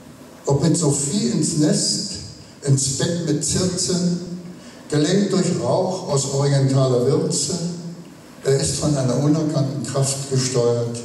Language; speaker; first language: German; native; German